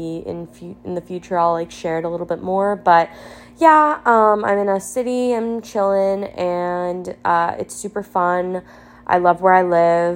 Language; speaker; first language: English; native; English